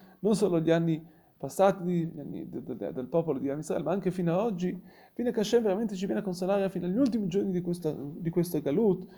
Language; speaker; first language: Italian; non-native, fluent; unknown